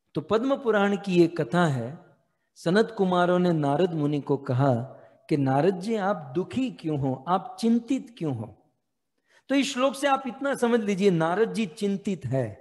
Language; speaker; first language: Hindi; native; Hindi